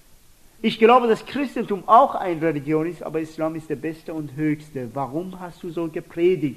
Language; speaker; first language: German; non-native, fluent; Persian